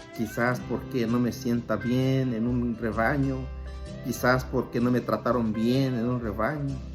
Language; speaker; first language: Spanish; native; Spanish